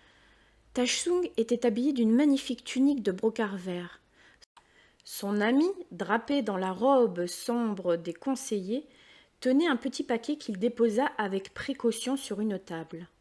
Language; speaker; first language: French; native; French